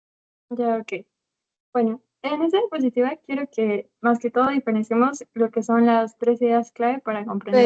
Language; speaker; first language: Spanish; native; Spanish